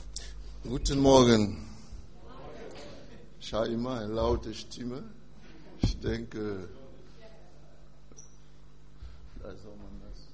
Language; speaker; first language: German; non-native, fluent; French